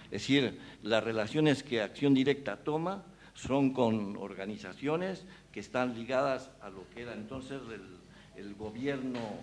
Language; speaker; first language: Spanish; native; Spanish